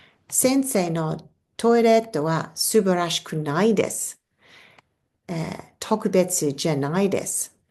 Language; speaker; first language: Japanese; non-native, fluent; English